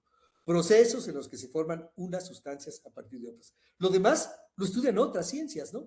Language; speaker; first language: Spanish; native; Spanish